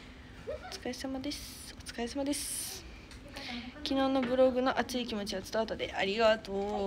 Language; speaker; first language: Japanese; native; Japanese